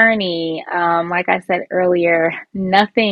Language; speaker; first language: English; native; English